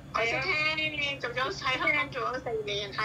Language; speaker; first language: Cantonese; native; Cantonese